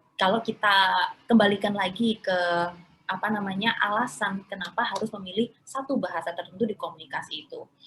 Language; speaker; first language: Indonesian; non-native, local second language; Javanese